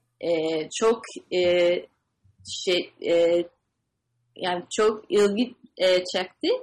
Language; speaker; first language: Turkish; non-native, learner; English